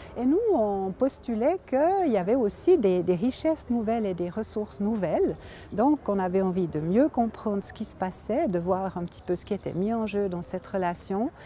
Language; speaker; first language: French; native; French